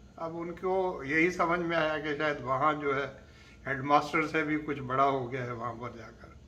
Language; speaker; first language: Urdu; non-native, local second language; Sindhi